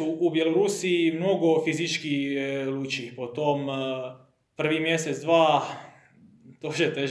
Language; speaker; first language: Russian; non-native, learner; Croatian